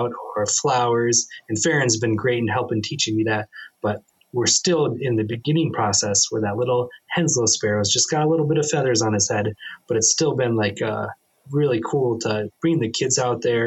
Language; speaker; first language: English; native; English